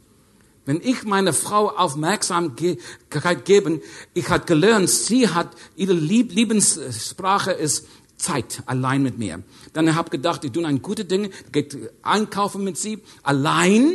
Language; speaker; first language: German; non-native, learner; English